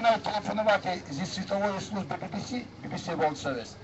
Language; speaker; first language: Ukrainian; native; Ukrainian